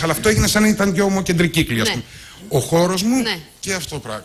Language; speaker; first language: Greek; native; Greek